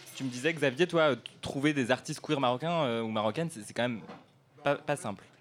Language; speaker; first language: French; native; French